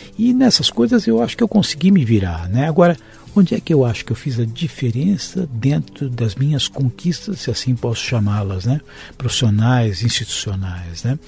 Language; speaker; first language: Portuguese; native; Portuguese